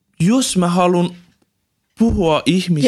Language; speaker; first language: Finnish; non-native, learner; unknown